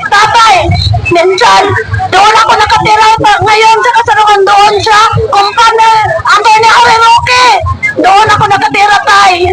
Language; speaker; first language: Filipino; non-native, local second language; Cebuano